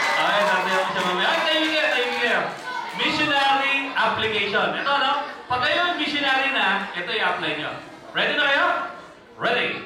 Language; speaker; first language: Filipino; native; Filipino